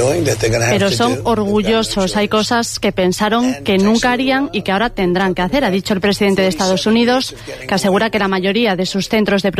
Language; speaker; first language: Spanish; native; Spanish